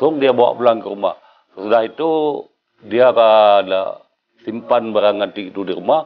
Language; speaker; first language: Indonesian; non-native, local second language; Achinese